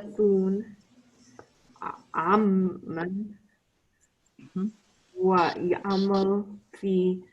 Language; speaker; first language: Arabic; non-native, learner; English